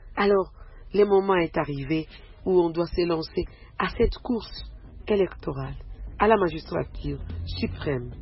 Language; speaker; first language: French; non-native, local second language; Swahili